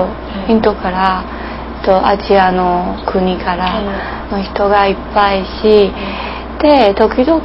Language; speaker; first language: Japanese; non-native, learner; English